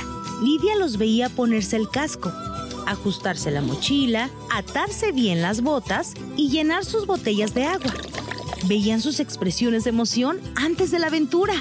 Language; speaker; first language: Spanish; native; Spanish